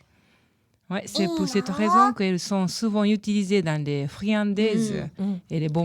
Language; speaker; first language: French; non-native, learner; Japanese